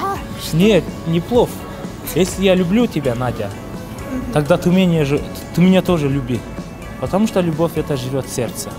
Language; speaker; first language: Russian; non-native, local second language; Kyrgyz